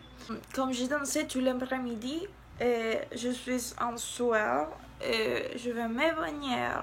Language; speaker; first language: French; non-native, learner; Spanish